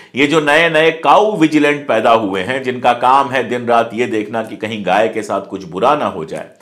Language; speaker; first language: Hindi; native; Hindi